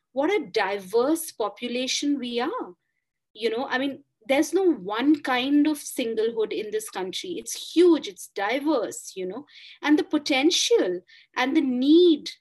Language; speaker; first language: English; non-native, local second language; Bangla